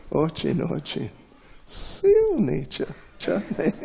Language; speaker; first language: Russian; non-native, learner; English